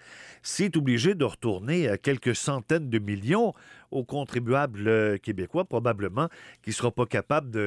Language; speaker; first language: French; native; French